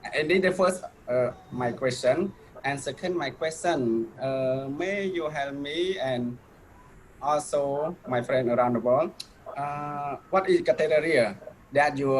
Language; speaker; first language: English; non-native, learner; Khmer